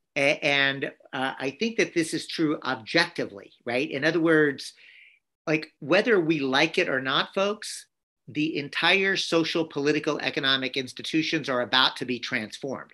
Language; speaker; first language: English; native; English